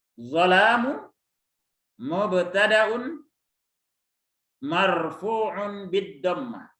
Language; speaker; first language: Arabic; non-native, fluent; Indonesian